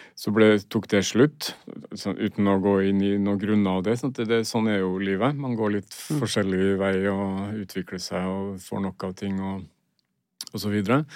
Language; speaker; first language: Norwegian; native; Norwegian